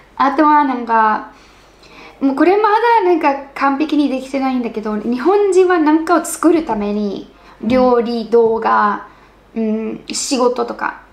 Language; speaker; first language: Japanese; non-native, fluent; English